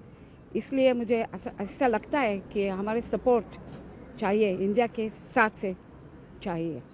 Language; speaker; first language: Hindi; early bilingual, heritage; Hindi